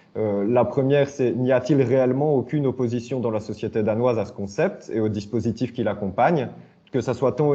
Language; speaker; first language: French; native; French